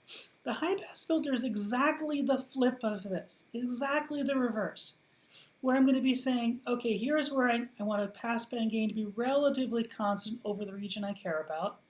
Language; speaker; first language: English; native; English